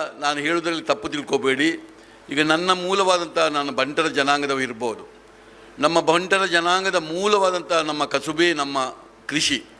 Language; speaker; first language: Kannada; non-native, local second language; Tulu